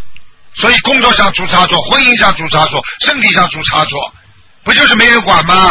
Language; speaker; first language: Chinese; native; Chinese